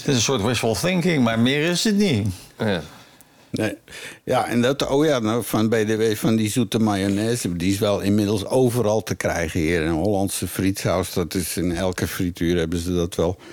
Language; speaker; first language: Dutch; native; Dutch